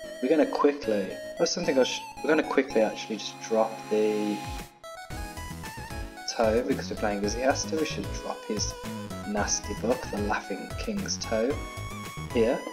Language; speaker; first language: English; native; English